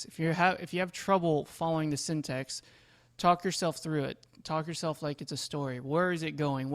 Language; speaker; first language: English; native; English